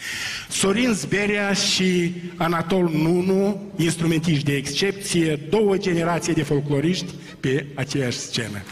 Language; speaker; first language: Romanian; native; Romanian